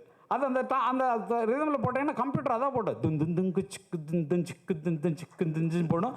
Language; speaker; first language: Tamil; native; Tamil